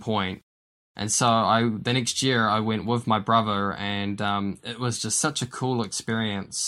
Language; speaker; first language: English; native; English